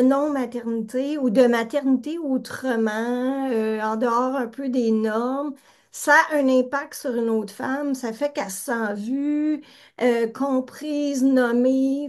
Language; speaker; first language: French; native; French